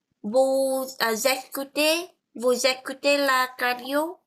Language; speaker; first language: French; non-native, learner; Vietnamese